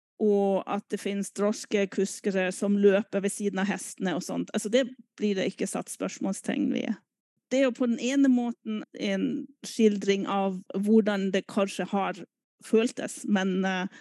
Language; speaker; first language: Norwegian; non-native, fluent; German